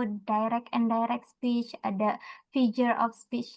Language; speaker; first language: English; non-native, fluent; Indonesian